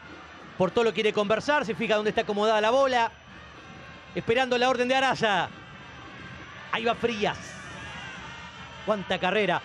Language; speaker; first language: Spanish; native; Spanish